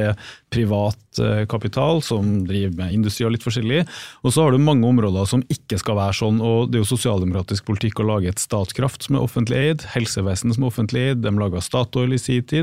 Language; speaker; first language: Norwegian; native; Norwegian